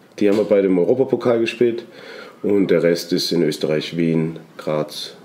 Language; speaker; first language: German; native; German